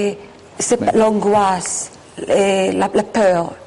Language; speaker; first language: French; non-native, fluent; Hebrew